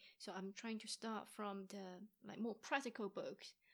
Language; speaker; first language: English; non-native, fluent; Chinese